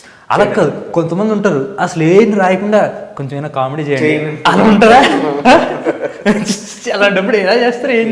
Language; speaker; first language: Telugu; native; Telugu